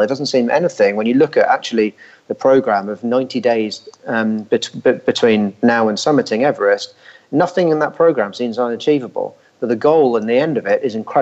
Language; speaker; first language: English; native; English